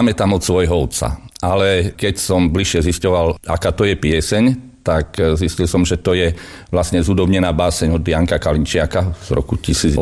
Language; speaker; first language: Slovak; native; Slovak